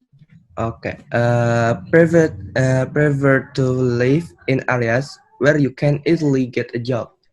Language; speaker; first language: English; non-native, learner; Indonesian